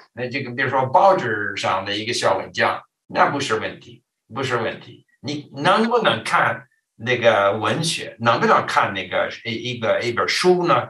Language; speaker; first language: Chinese; non-native, fluent; English